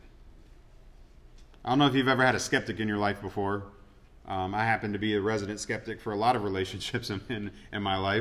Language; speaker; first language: English; native; English